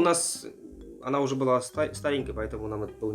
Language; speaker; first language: Russian; native; Russian